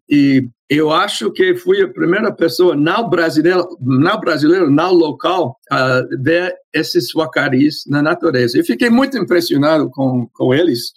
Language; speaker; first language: Portuguese; non-native, fluent; English